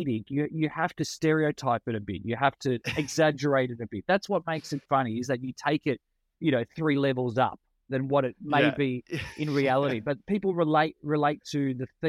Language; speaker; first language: English; non-native, local second language; Italian